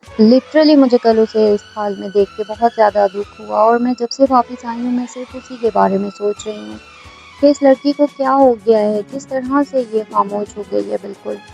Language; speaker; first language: Urdu; native; Urdu